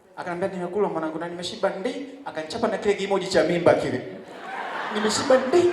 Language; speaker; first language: Swahili; native; Swahili